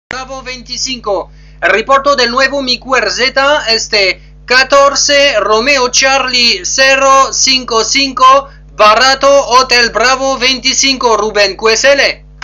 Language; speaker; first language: Spanish; non-native, learner; French